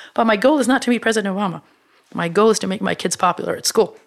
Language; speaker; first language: English; non-native, fluent; Hebrew